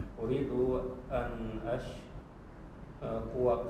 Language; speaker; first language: Arabic; non-native, learner; Indonesian